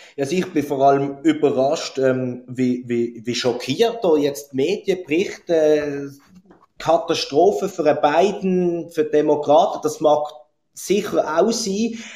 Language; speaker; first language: German; native; German